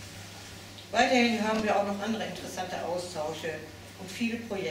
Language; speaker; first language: German; native; German